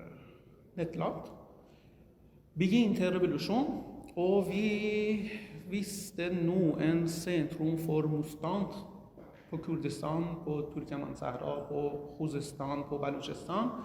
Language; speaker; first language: Norwegian; non-native, learner; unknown